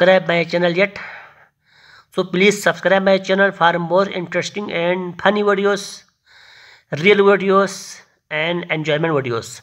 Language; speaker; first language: English; non-native, learner; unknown